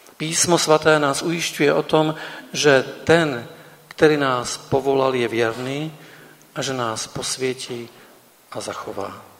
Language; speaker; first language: Czech; native; Czech